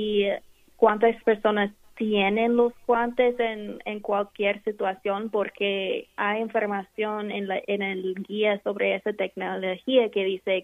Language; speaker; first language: Spanish; non-native, fluent; English